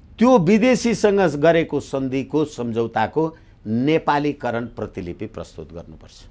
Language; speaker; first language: Nepali; native; Nepali